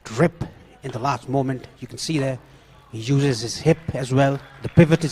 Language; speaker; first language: English; non-native, fluent; Nepali